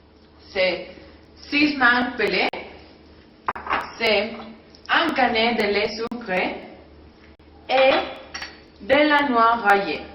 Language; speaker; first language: French; non-native, learner; Spanish